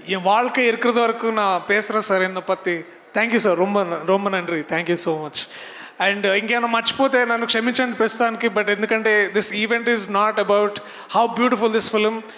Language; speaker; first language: Telugu; native; Telugu